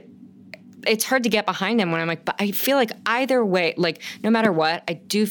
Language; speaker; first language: English; native; English